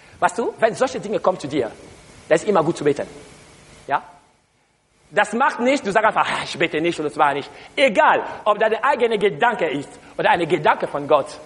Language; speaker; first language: German; non-native, learner; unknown